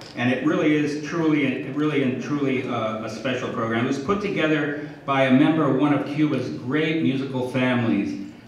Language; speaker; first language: English; early bilingual, other home language; Spanish